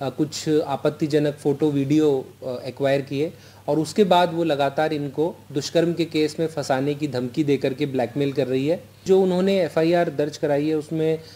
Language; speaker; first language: Hindi; native; Hindi